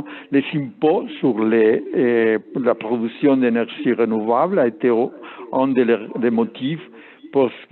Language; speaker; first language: French; non-native, learner; Spanish